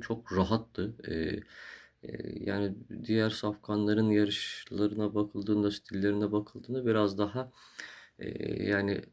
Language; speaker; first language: Turkish; native; Turkish